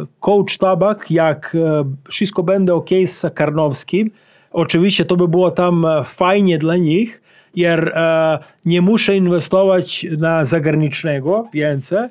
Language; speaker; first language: Polish; non-native, learner; Serbian